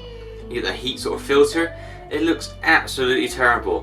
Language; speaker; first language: English; native; English